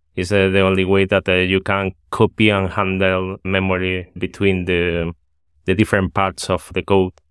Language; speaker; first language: English; non-native, fluent; Spanish